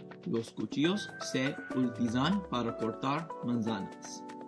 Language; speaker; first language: Spanish; non-native, learner; English